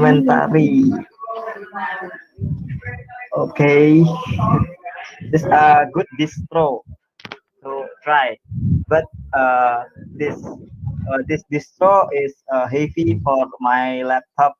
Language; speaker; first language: English; non-native, learner; Indonesian